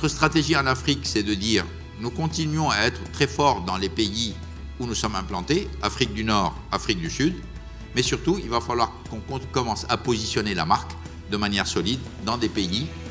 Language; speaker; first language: French; native; French